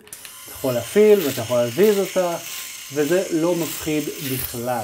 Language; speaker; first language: Hebrew; native; Hebrew